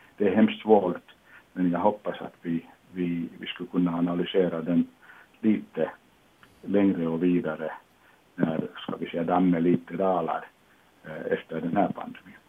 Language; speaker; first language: Swedish; non-native, local second language; Finnish